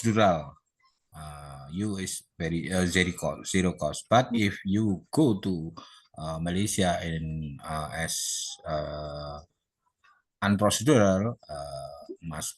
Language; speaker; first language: English; non-native, learner; Indonesian